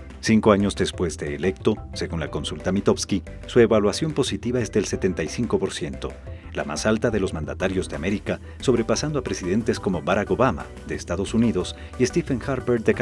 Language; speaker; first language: Spanish; native; Spanish